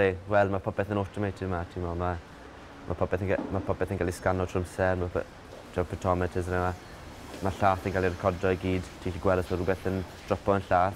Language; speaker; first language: Welsh; native; Welsh